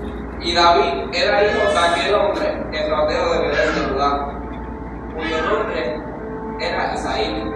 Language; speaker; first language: Spanish; native; Spanish